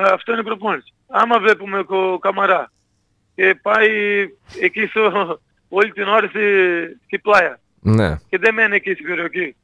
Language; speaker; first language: Greek; non-native, learner; Portuguese